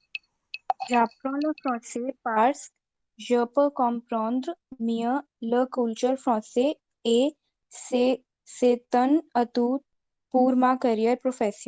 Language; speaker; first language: French; non-native, learner; Hindi